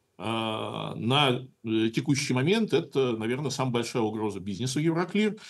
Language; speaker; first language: Russian; native; Russian